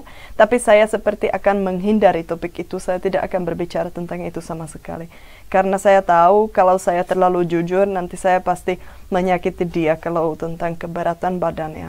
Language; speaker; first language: Indonesian; non-native, fluent; Czech